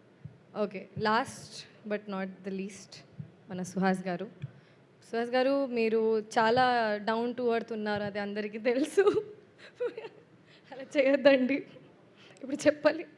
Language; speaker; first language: Telugu; non-native, fluent; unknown